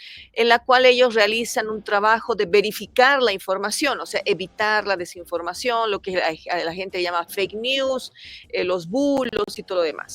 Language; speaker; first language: Spanish; native; Spanish